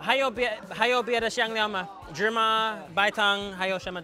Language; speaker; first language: Chinese; non-native, fluent; English